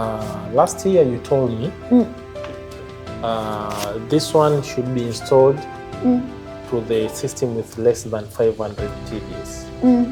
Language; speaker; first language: English; non-native, local second language; Swahili